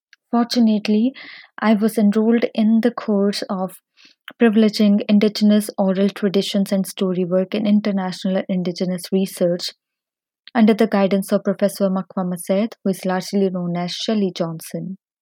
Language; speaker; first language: English; non-native, local second language; Punjabi